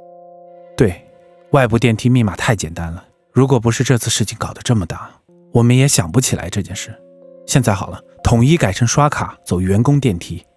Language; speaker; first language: Chinese; native; Chinese